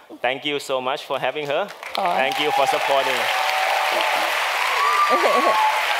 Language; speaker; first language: English; non-native, fluent; Thai